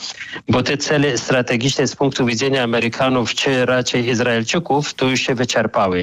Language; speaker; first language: Polish; non-native, fluent; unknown